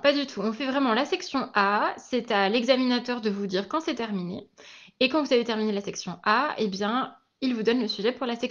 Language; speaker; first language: French; native; French